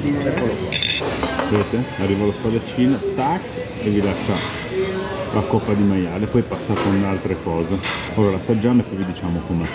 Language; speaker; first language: Italian; native; Italian